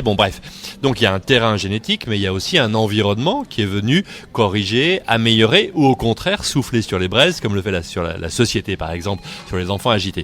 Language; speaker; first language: French; native; French